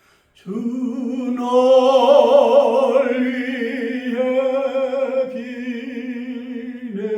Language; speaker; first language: Korean; native; Korean